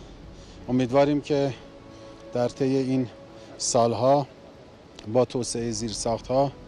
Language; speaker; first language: Persian; native; Persian